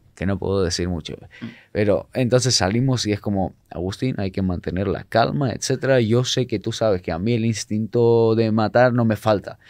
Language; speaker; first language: Spanish; non-native, fluent; Georgian